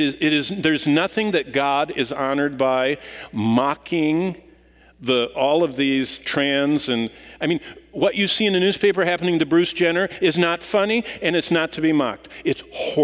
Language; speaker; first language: English; native; English